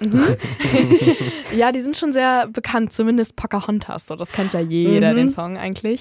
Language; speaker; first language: German; native; German